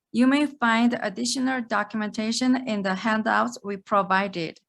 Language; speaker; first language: English; non-native, fluent; Korean